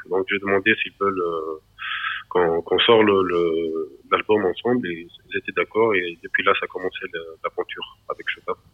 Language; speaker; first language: French; non-native, local second language; Arabic